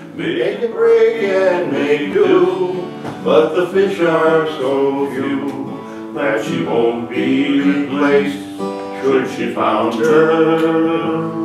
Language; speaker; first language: English; native; English